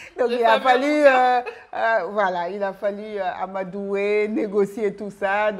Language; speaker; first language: French; non-native, local second language; Wolof